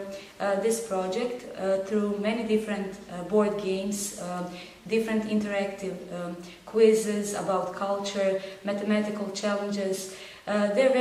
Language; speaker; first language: English; non-native, fluent; Croatian